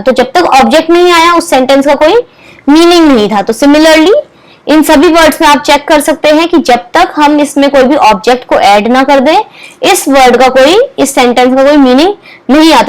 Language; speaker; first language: Hindi; native; Hindi